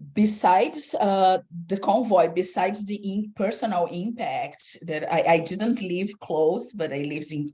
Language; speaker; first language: English; non-native, fluent; Portuguese